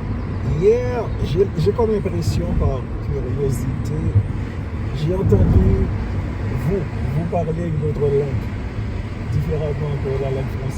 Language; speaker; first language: French; non-native, local second language; Haitian Creole